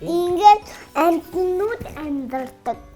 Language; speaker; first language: Mongolian; early bilingual, heritage; Mongolian